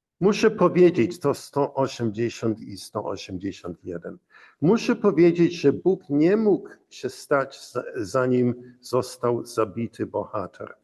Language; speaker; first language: Polish; early bilingual, heritage; Polish